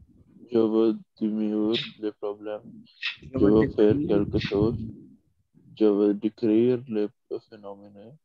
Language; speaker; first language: French; non-native, learner; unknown